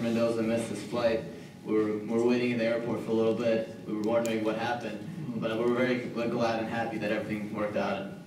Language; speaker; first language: English; native; English